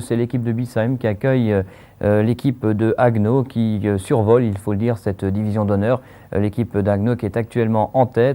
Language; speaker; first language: French; native; French